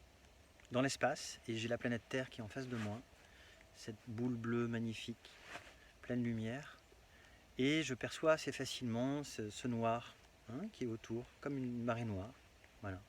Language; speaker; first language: French; native; French